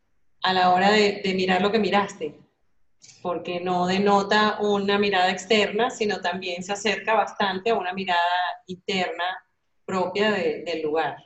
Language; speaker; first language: Spanish; native; Spanish